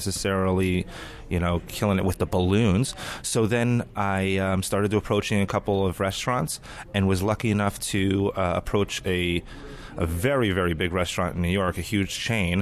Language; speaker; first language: English; native; English